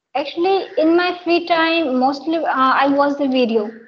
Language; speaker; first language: English; non-native, local second language; Hindi